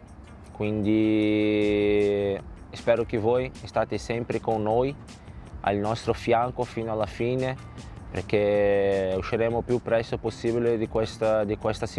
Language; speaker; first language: Italian; non-native, fluent; Portuguese